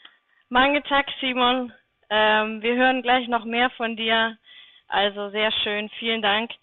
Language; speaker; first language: German; native; German